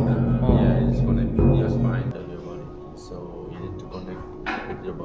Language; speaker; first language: English; non-native, learner; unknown